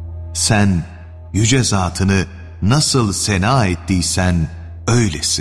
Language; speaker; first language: Turkish; native; Turkish